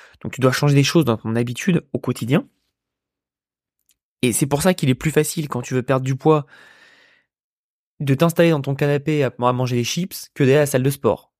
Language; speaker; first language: French; native; French